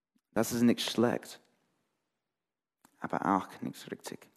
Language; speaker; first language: German; non-native, fluent; English